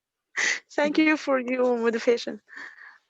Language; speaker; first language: English; non-native, learner; Arabic